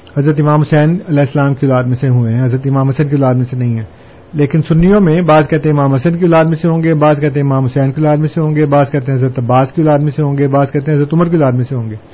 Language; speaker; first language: Urdu; non-native, local second language; Punjabi